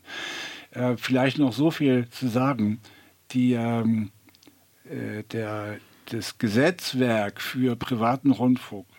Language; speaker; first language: German; native; German